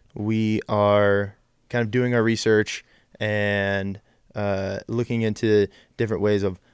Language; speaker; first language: English; native; English